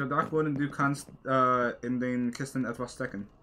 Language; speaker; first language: German; non-native, learner; English